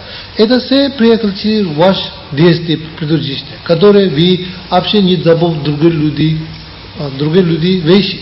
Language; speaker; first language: Russian; non-native, learner; Tibetan